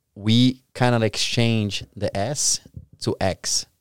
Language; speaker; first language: English; non-native, fluent; Portuguese